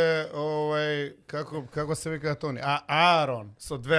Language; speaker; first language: Macedonian; native; Macedonian